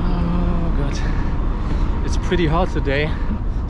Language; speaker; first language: English; non-native, fluent; German